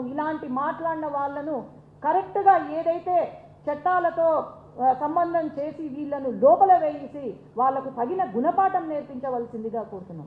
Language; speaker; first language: Telugu; native; Telugu